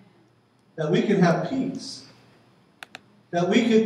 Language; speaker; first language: English; native; English